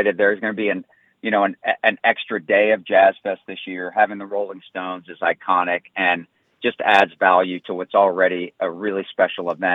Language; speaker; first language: English; native; English